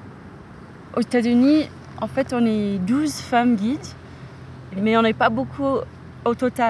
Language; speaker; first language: French; non-native, fluent; English